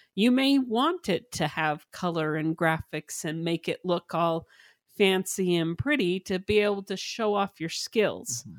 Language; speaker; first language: English; native; English